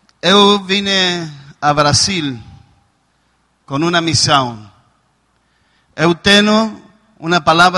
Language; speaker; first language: Portuguese; non-native, learner; Spanish